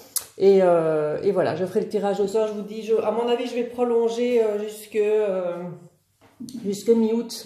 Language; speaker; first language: French; native; French